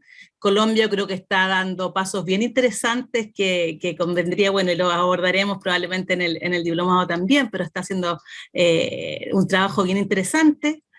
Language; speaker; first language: Spanish; native; Spanish